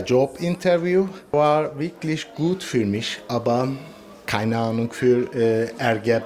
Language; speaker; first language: German; non-native, learner; Turkish